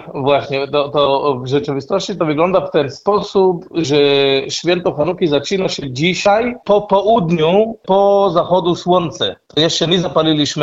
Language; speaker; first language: Polish; non-native, learner; Hebrew